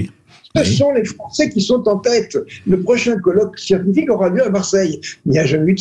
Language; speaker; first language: French; native; French